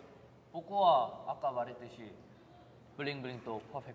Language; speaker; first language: Japanese; non-native, learner; Korean